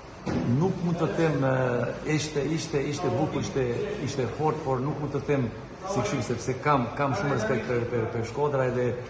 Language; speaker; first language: Albanian; non-native, learner; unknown